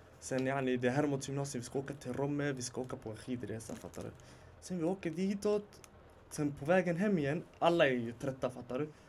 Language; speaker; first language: Swedish; early bilingual, other home language; Somali